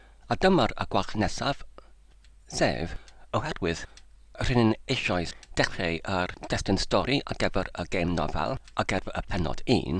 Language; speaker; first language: Welsh; non-native, learner; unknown